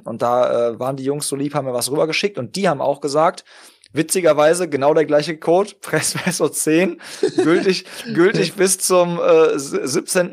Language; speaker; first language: German; native; German